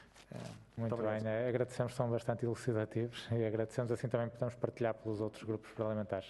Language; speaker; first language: Portuguese; native; Portuguese